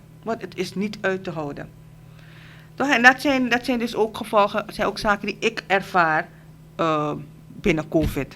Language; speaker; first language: Dutch; native; Dutch